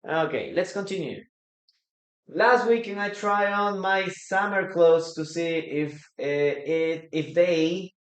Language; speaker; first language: English; non-native, fluent; Spanish